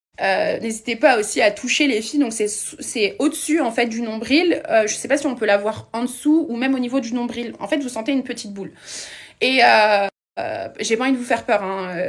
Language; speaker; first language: French; native; French